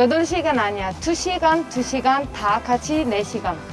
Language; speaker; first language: Korean; non-native, learner; Greek